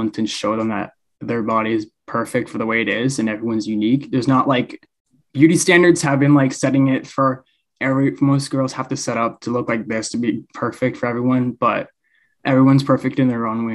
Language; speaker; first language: English; native; English